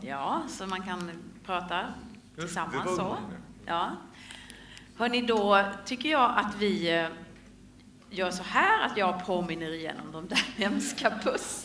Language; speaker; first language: Swedish; native; Swedish